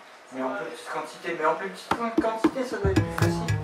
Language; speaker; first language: French; native; French